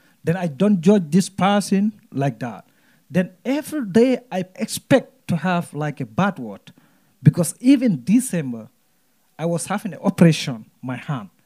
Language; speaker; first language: English; non-native, local second language; Wolof